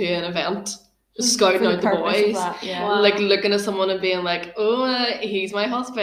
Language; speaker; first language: English; native; English